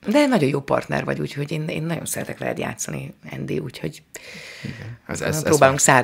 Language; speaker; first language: Hungarian; native; Hungarian